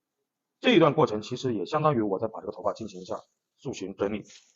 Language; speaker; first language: Chinese; native; Chinese